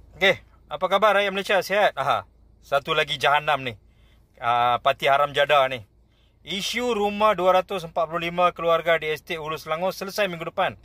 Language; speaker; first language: Malay; non-native, local second language; Tamil